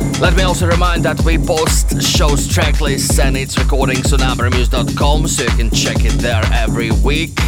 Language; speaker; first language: English; non-native, fluent; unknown